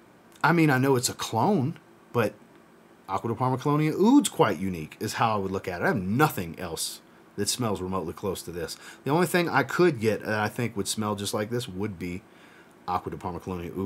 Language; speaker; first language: English; native; English